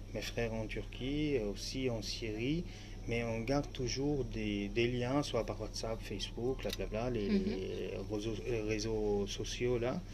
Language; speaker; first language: French; non-native, fluent; Arabic